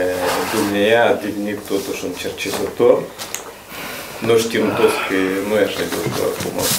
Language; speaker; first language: Romanian; non-native, local second language; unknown